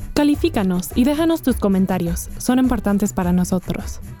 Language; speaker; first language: Spanish; non-native, fluent; English